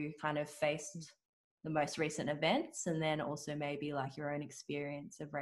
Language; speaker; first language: English; non-native, local second language; Cantonese